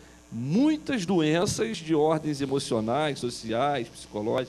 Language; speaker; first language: Portuguese; native; Portuguese